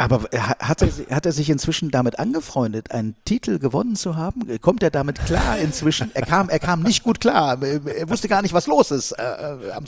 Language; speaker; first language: German; native; German